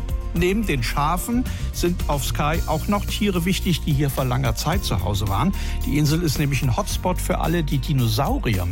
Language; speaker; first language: German; native; German